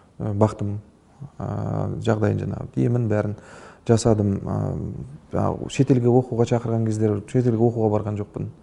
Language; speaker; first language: Kazakh; native; Kazakh